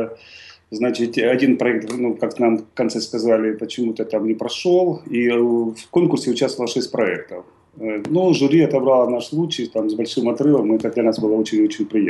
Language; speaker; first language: Russian; native; Russian